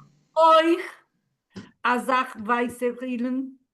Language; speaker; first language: German; non-native, learner; Spanish